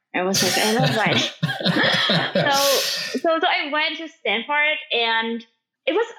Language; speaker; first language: English; non-native, fluent; Vietnamese